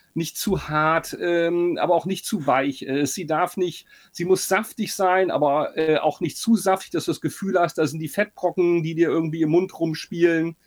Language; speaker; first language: German; native; German